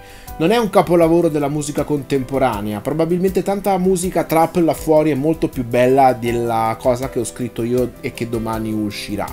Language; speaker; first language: Italian; native; Italian